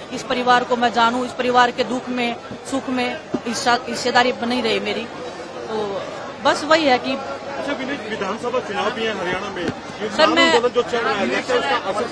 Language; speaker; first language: Hindi; native; Hindi